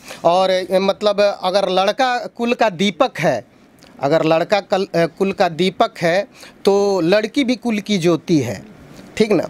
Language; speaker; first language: Hindi; native; Hindi